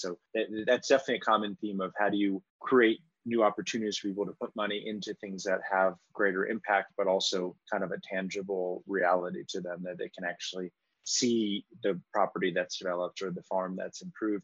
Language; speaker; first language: English; native; English